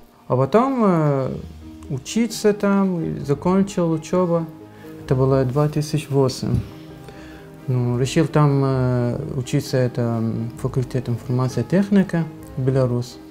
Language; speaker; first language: Russian; non-native, learner; Arabic